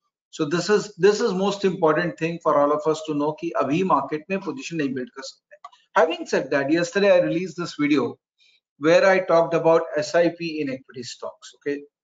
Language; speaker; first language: English; non-native, local second language; Hindi